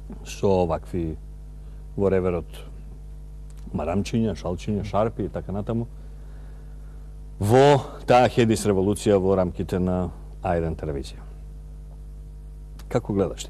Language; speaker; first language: Macedonian; native; Macedonian